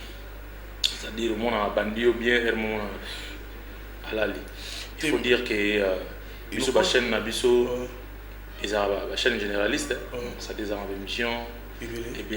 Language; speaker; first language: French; non-native, local second language; Lingala